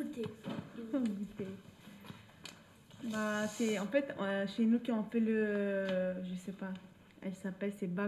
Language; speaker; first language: French; non-native, learner; Turkish